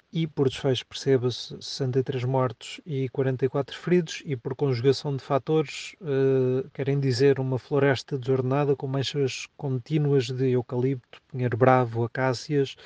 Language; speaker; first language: Portuguese; native; Portuguese